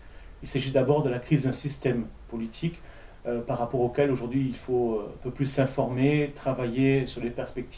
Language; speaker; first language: French; native; French